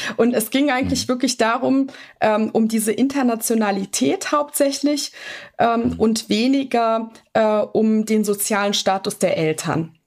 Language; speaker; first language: German; native; German